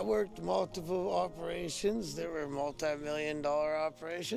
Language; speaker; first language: English; native; English